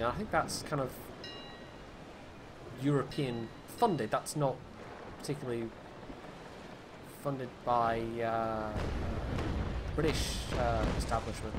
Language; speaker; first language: English; native; English